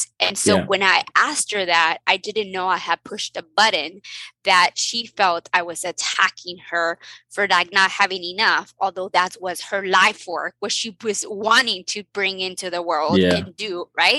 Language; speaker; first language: English; early bilingual, other home language; Spanish